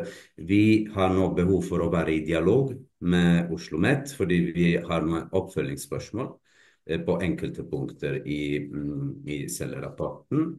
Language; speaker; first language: Norwegian; non-native, fluent; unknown